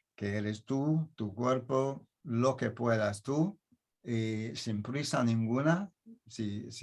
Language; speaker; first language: Spanish; non-native, fluent; English